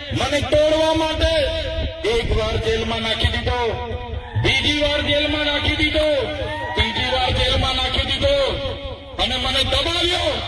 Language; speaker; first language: Gujarati; non-native, local second language; Vasavi